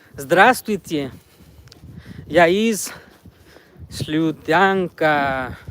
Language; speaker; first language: Russian; non-native, learner; English